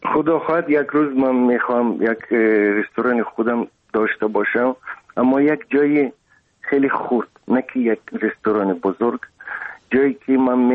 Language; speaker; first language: Persian; non-native, local second language; Russian